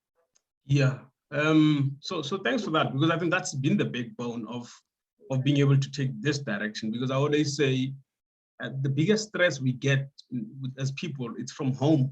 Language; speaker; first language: English; non-native, local second language; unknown